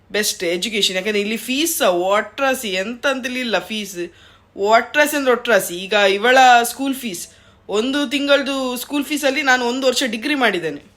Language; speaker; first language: Kannada; native; Kannada